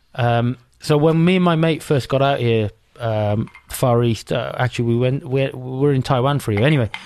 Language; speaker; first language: English; native; English